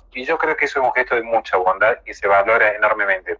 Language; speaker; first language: Spanish; native; Spanish